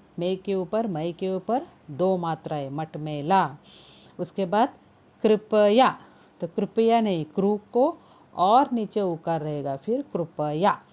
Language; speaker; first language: Hindi; non-native, local second language; Marathi